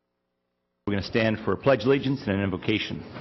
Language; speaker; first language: English; native; English